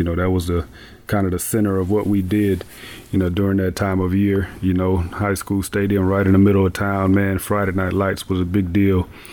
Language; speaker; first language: English; native; English